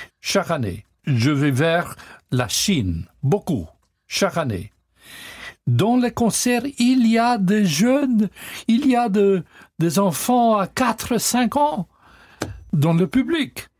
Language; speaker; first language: French; non-native, learner; English